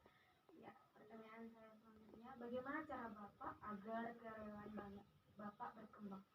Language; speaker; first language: Indonesian; native; Indonesian